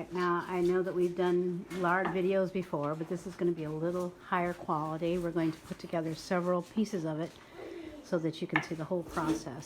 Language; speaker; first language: English; native; English